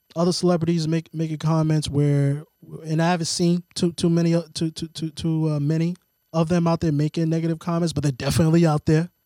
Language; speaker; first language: English; native; English